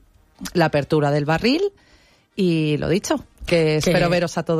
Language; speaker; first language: Spanish; native; Spanish